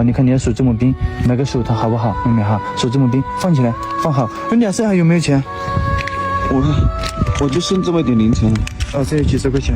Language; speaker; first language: Chinese; native; Chinese